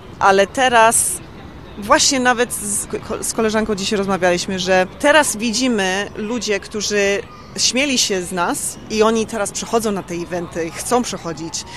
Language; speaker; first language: Polish; early bilingual, heritage; Polish